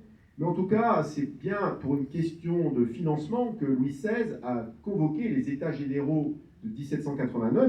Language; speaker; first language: French; native; French